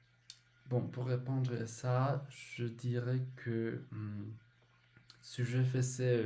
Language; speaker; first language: French; non-native, learner; Spanish